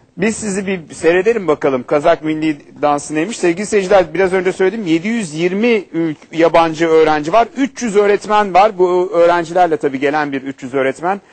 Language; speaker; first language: Turkish; native; Turkish